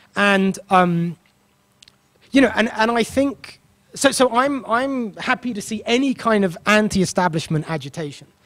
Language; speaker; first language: English; native; English